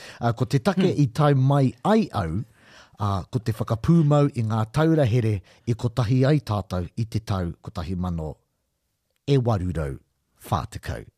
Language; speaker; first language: Māori; non-native, local second language; English